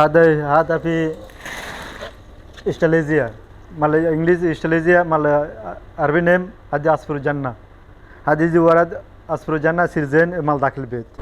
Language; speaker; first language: Arabic; non-native, learner; Bangla